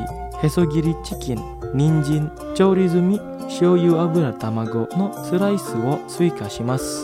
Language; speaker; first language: Japanese; non-native, fluent; Indonesian